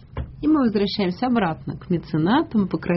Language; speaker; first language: Russian; native; Russian